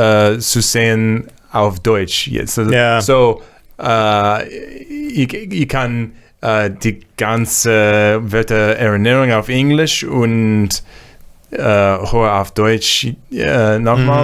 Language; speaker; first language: German; non-native, learner; English